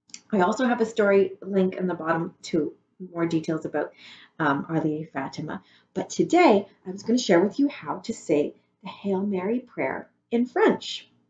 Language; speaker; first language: English; native; English